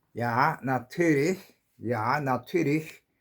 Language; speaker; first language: German; non-native, learner; Korean